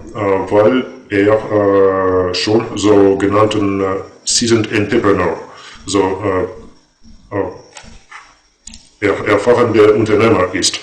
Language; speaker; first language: German; non-native, fluent; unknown